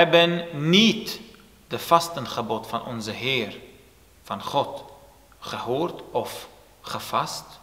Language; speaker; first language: Dutch; non-native, fluent; Turoyo